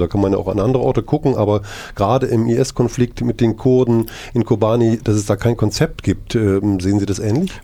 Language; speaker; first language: German; native; German